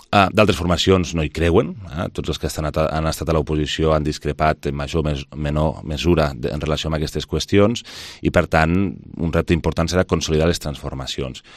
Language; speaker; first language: Catalan; native; Catalan